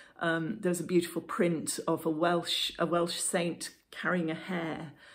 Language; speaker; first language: English; native; English